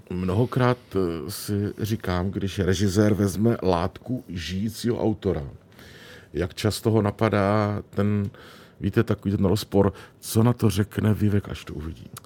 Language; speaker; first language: Czech; native; Czech